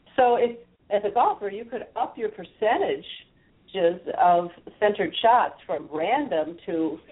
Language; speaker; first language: English; native; English